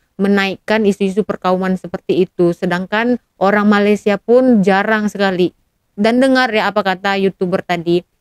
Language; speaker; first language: Malay; non-native, fluent; Indonesian